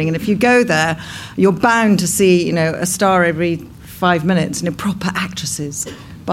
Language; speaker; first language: English; native; English